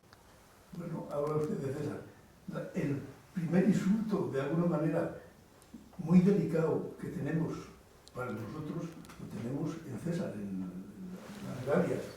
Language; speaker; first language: Spanish; native; Spanish